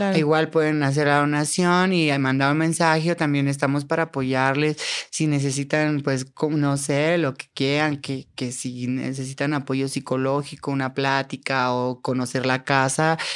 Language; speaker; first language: Spanish; native; Spanish